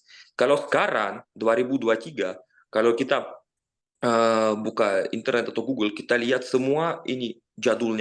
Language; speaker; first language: Indonesian; non-native, fluent; Russian